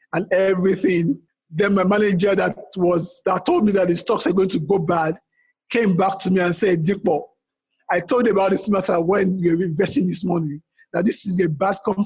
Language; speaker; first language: English; non-native, local second language; Yoruba